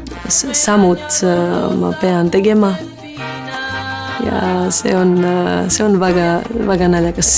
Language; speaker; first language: Estonian; non-native, learner; Greek